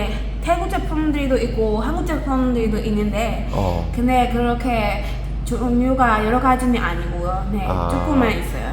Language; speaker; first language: Korean; non-native, learner; Burmese